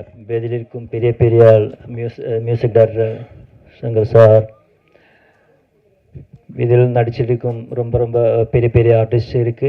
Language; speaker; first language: Tamil; non-native, learner; Malayalam